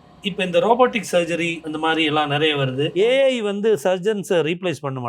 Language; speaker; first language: Tamil; native; Tamil